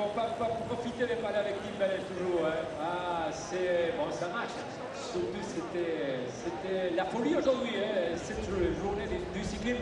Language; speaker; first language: French; non-native, fluent; Spanish